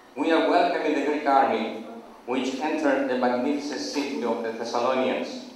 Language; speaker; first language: English; non-native, fluent; Greek